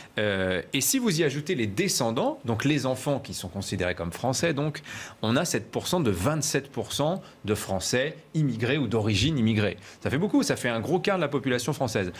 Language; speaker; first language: French; native; French